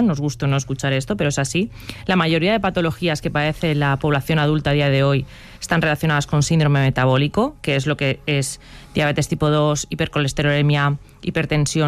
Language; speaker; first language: Spanish; native; Spanish